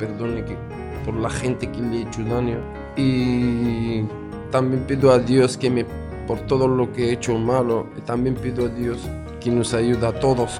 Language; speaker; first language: Spanish; non-native, fluent; Arabic